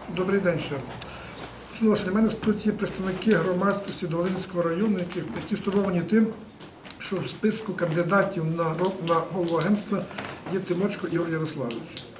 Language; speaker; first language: Ukrainian; native; Ukrainian